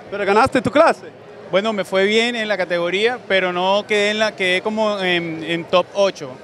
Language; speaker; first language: Spanish; native; Spanish